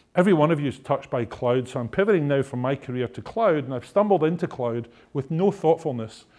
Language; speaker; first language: English; native; English